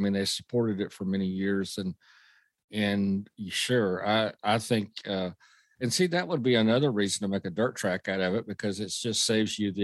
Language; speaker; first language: English; native; English